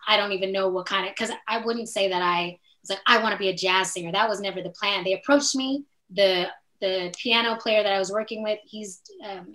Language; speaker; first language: English; native; English